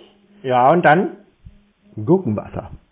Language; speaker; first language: German; native; German